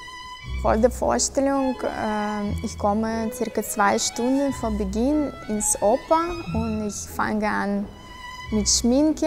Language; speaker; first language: German; non-native, fluent; Russian